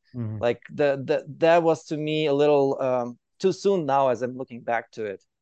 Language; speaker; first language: English; non-native, fluent; Ukrainian